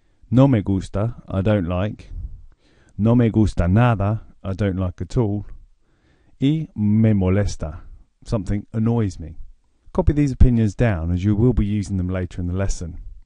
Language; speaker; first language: English; native; English